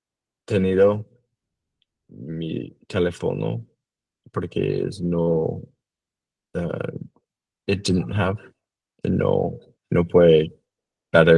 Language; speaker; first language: Spanish; non-native, learner; English